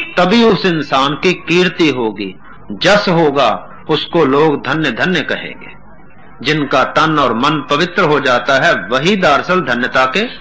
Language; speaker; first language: Hindi; non-native, local second language; Punjabi